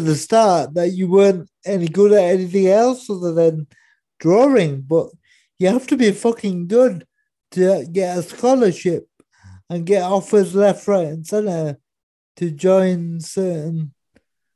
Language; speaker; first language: English; native; English